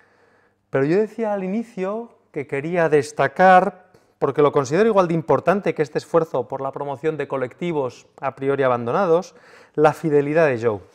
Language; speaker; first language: Spanish; native; Spanish